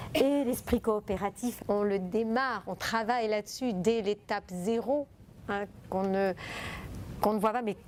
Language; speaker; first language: French; non-native, fluent; Italian